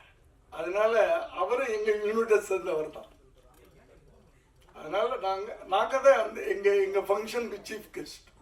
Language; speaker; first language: Tamil; native; Tamil